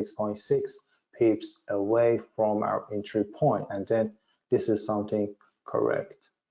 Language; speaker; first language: English; non-native, fluent; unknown